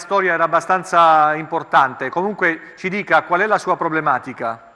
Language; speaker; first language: Italian; native; Italian